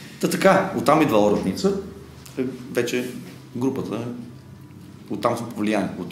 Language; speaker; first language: Bulgarian; native; Bulgarian